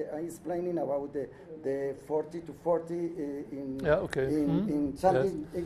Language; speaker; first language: English; non-native, learner; Spanish